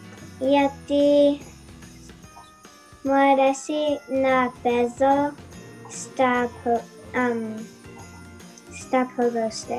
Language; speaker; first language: Greek; early bilingual, heritage; English